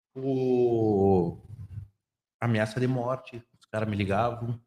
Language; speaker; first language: Portuguese; native; Portuguese